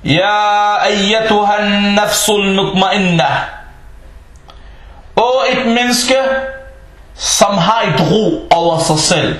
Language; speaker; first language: Danish; non-native, fluent; Arabic